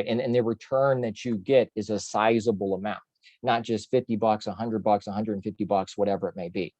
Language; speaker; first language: English; native; English